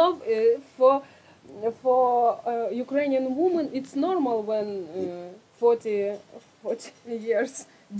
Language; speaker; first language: English; non-native, learner; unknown